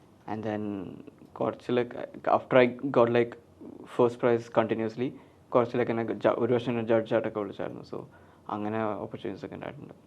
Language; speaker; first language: Malayalam; early bilingual, heritage; Malayalam